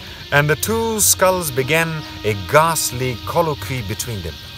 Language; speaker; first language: English; non-native, local second language; Hazaragi